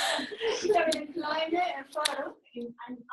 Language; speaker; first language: German; non-native, fluent; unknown